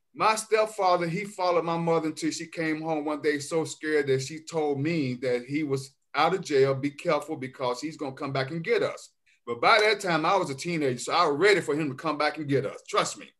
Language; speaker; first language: English; native; English